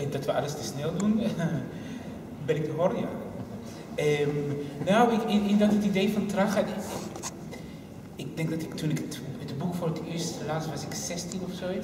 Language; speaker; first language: Dutch; non-native, fluent; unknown